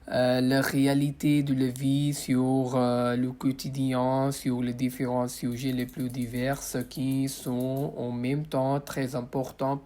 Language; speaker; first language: French; non-native, fluent; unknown